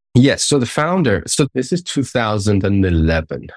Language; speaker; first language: English; non-native, fluent; Persian